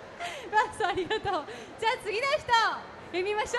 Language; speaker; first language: Japanese; native; Japanese